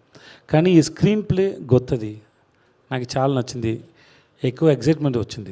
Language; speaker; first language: Telugu; non-native, learner; Tamil